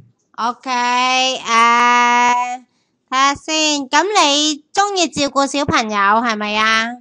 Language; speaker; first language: Cantonese; native; Cantonese